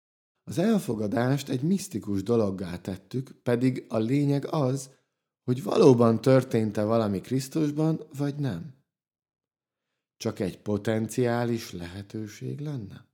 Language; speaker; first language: Hungarian; native; Hungarian